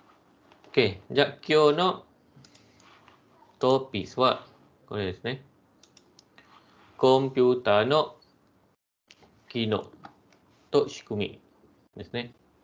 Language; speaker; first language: Japanese; non-native, fluent; Malay